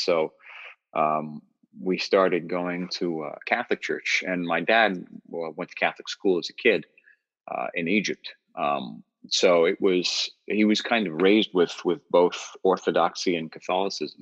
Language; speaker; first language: English; native; English